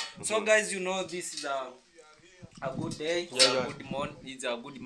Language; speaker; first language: English; non-native, learner; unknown